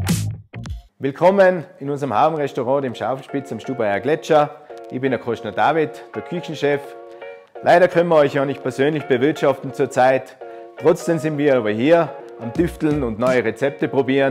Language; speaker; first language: German; native; German